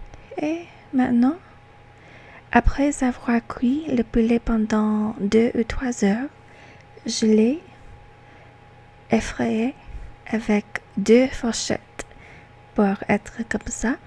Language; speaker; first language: French; non-native, learner; English